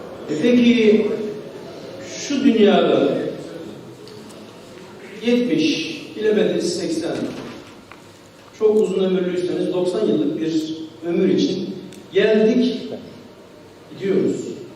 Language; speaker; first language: Turkish; early bilingual, heritage; Turkish